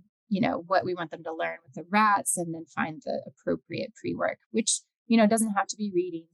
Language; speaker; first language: English; native; English